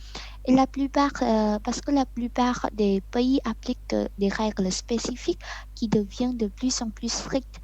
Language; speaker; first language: French; non-native, learner; Vietnamese